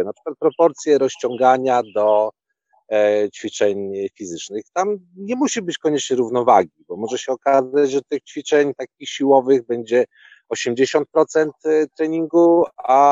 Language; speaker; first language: Polish; native; Polish